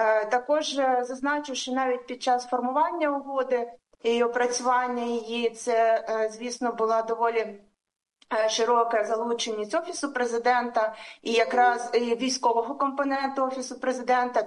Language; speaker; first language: Ukrainian; native; Ukrainian